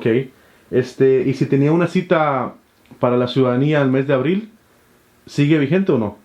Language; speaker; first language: Spanish; native; Spanish